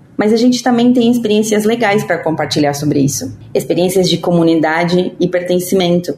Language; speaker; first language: Portuguese; non-native, fluent; Spanish